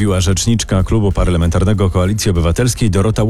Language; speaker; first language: Polish; native; Polish